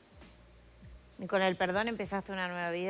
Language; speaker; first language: Spanish; native; Spanish